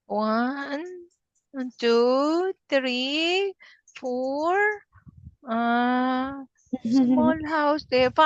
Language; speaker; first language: English; non-native, learner; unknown